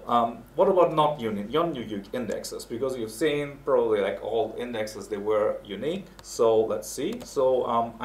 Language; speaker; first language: English; non-native, fluent; German